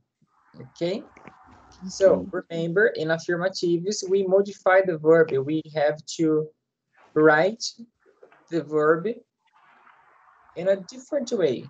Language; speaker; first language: English; non-native, learner; Portuguese